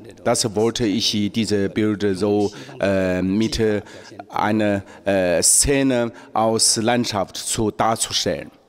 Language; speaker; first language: German; non-native, learner; Chinese